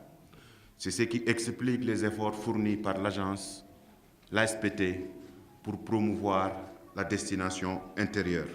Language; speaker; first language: French; non-native, local second language; Wolof